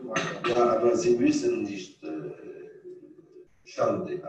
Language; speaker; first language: German; non-native, fluent; French